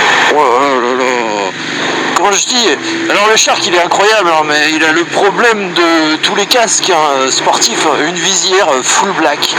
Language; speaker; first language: French; native; French